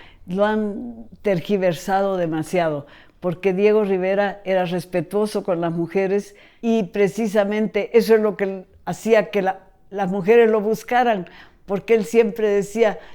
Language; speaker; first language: Spanish; native; Spanish